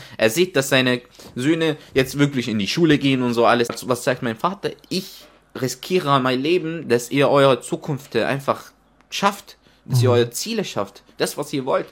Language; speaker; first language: German; non-native, fluent; Arabic